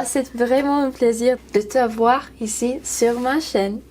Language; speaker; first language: French; non-native, learner; English